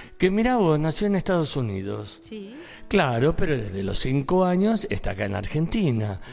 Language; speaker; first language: Spanish; native; Spanish